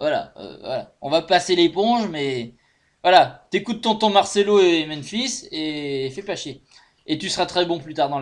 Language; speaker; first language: French; native; French